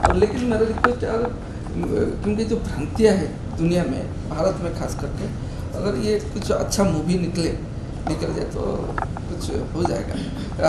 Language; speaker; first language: Hindi; non-native, local second language; Odia